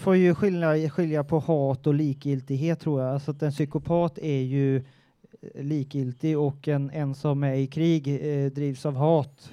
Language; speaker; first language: Swedish; native; Swedish